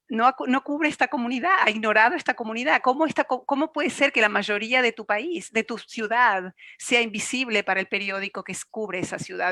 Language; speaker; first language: Spanish; native; Spanish